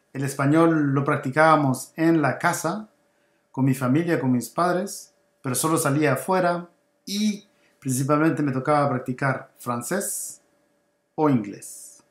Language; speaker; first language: Spanish; native; Spanish